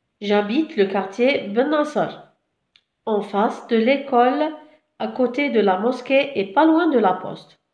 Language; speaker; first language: French; non-native, local second language; Arabic